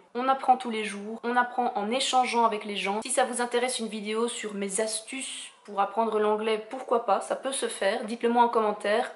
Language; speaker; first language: French; native; French